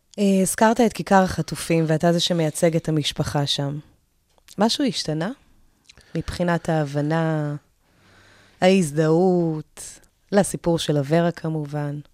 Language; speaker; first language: Hebrew; early bilingual, other home language; Amharic